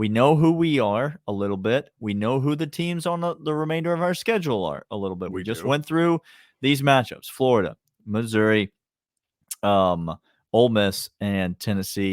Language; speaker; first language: English; native; English